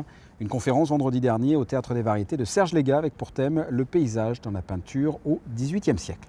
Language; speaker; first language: French; native; French